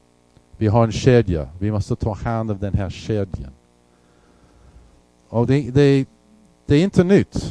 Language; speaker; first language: Swedish; non-native, fluent; English